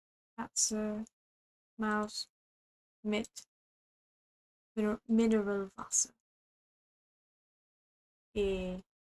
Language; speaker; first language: German; non-native, learner; English